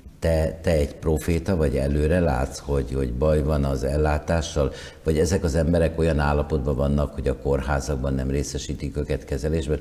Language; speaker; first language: Hungarian; native; Hungarian